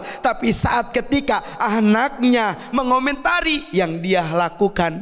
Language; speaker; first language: Indonesian; native; Indonesian